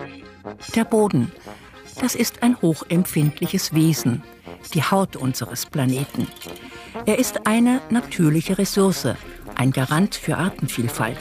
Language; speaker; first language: German; native; German